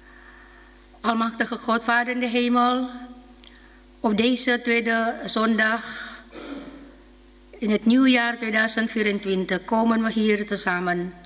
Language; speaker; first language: Dutch; non-native, fluent; Indonesian